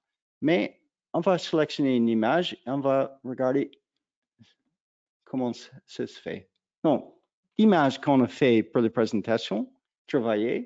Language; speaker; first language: French; non-native, fluent; English